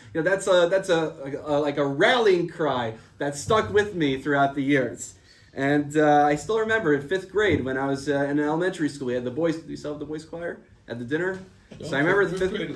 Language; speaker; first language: English; native; English